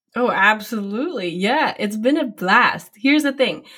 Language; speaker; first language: English; non-native, fluent; Polish